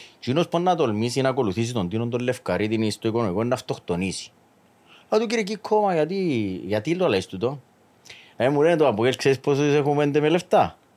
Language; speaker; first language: Greek; native; Greek